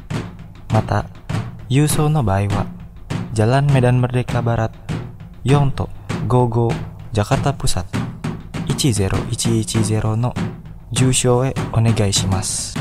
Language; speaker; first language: Japanese; non-native, fluent; Indonesian